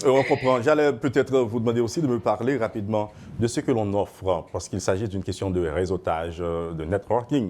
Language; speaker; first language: French; non-native, local second language; Haitian Creole